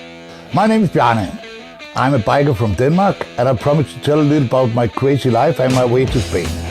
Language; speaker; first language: English; non-native, fluent; Danish